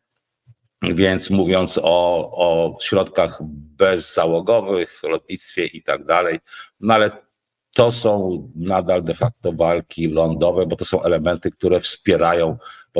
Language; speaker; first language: Polish; native; Polish